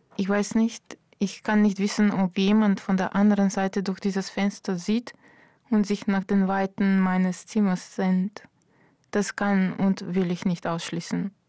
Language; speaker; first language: German; non-native, fluent; Slovenian